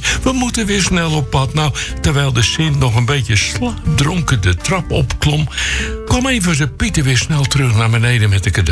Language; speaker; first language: Dutch; native; Dutch